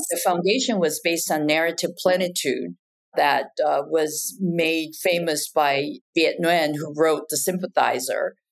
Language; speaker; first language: English; non-native, fluent; Japanese